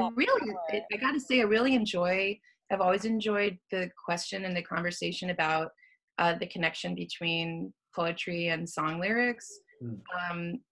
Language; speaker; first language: English; native; English